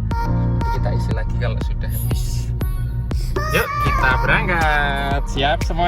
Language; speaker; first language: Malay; non-native, local second language; Javanese